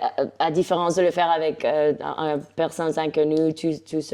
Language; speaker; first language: French; non-native, fluent; Spanish